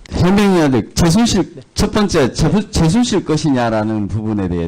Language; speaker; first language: Korean; native; Korean